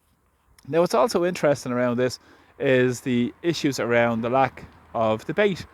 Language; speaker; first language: English; native; English